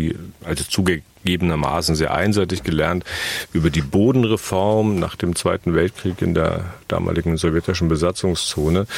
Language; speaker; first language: German; native; German